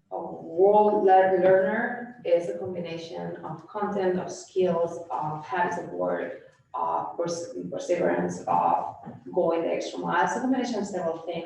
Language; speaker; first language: English; non-native, fluent; Spanish